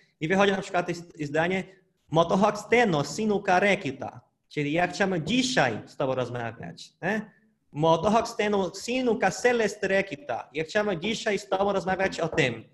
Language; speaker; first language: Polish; non-native, fluent; Portuguese